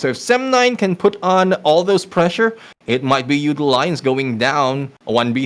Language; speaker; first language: English; non-native, local second language; Filipino